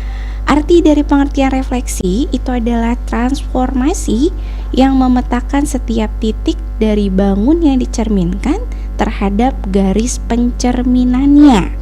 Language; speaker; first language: Indonesian; native; Indonesian